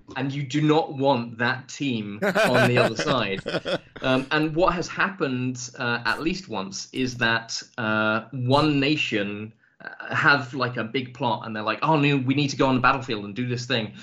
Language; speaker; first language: English; native; English